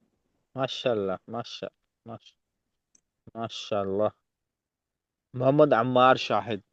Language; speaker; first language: Arabic; non-native, learner; Urdu